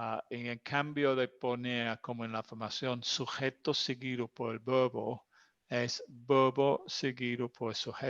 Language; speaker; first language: Spanish; non-native, fluent; English